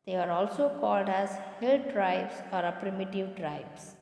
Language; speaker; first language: English; non-native, local second language; Kannada